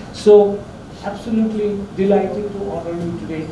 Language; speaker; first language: English; non-native, local second language; Bangla